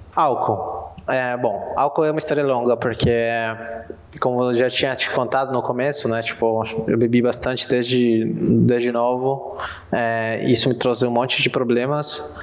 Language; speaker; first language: Portuguese; non-native, fluent; Spanish